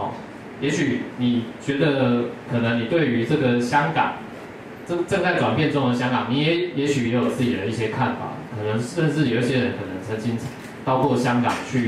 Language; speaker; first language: Chinese; native; Chinese